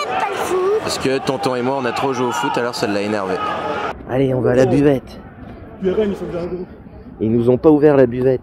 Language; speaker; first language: French; native; French